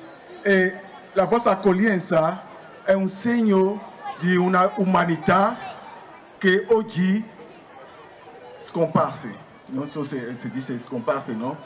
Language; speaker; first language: Italian; non-native, fluent; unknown